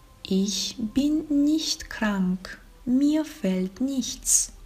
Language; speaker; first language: German; non-native, fluent; Bulgarian